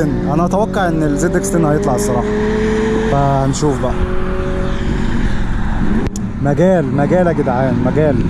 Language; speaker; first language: Arabic; native; Arabic